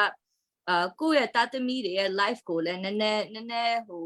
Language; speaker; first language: Burmese; non-native, local second language; Hakha Chin